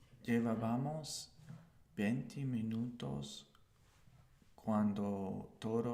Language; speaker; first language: Spanish; non-native, learner; English